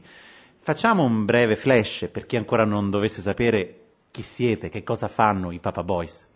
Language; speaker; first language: Italian; native; Italian